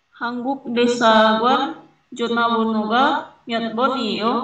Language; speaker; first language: Korean; non-native, learner; Indonesian